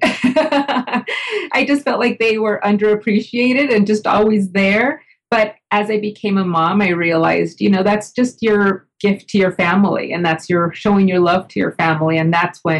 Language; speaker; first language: English; native; English